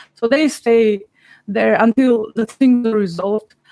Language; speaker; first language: English; non-native, fluent; Macedonian